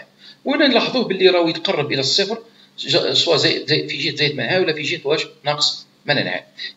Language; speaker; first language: Arabic; native; Arabic